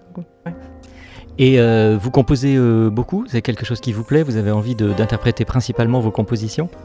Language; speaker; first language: French; native; French